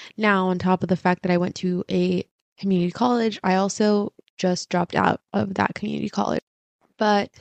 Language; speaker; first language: English; early bilingual, other home language; Spanish